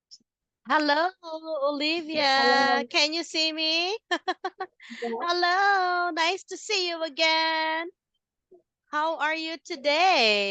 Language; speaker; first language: English; non-native, fluent; Filipino